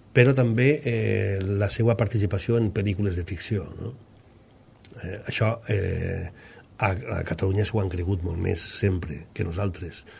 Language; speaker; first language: Catalan; native; Catalan